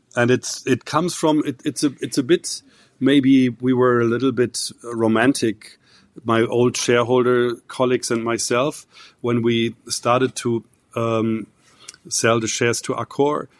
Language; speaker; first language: English; non-native, fluent; German